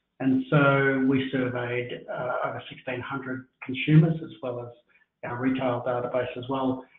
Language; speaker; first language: English; native; English